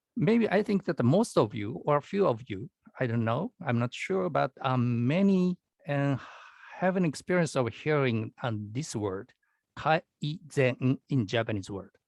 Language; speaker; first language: English; non-native, fluent; Japanese